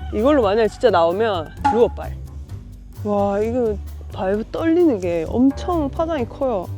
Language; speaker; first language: Korean; native; Korean